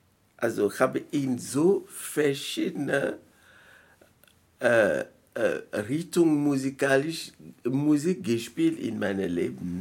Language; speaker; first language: German; non-native, learner; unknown